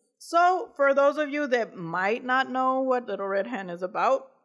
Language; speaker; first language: English; native; English